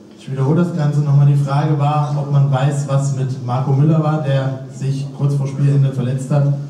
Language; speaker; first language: German; native; German